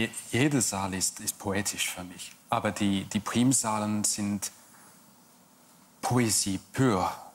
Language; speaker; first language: German; non-native, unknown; English